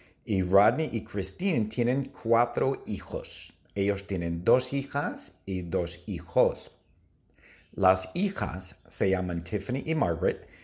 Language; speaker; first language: Spanish; non-native, fluent; English